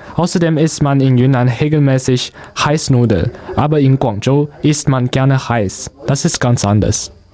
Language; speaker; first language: German; non-native, learner; Cantonese